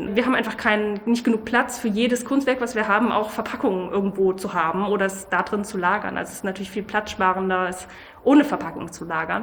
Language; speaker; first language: German; native; German